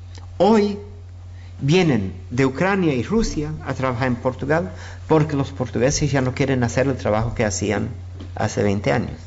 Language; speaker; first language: Spanish; non-native, fluent; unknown